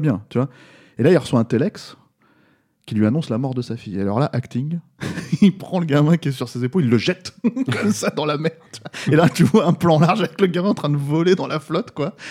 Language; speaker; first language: French; native; French